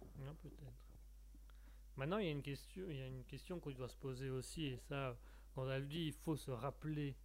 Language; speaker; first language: French; native; French